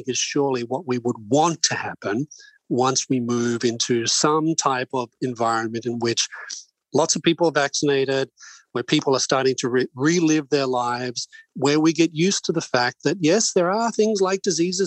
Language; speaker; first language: English; native; English